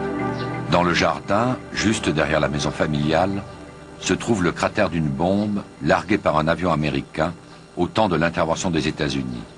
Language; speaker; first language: French; native; French